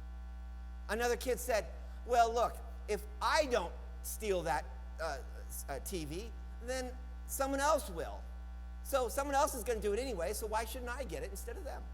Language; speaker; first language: English; native; English